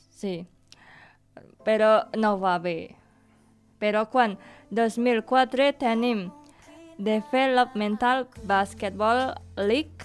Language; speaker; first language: Catalan; non-native, learner; Indonesian